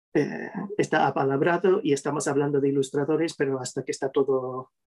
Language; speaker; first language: Spanish; non-native, fluent; English